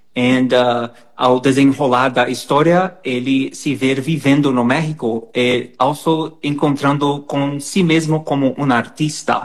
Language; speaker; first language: Spanish; non-native, learner; Portuguese